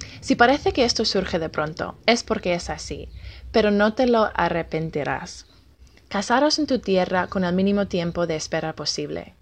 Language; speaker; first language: Spanish; non-native, fluent; English